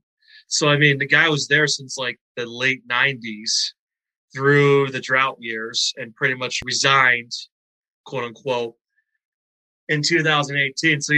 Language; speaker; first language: English; native; English